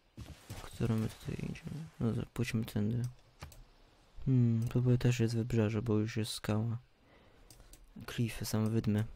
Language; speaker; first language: Polish; early bilingual, heritage; Polish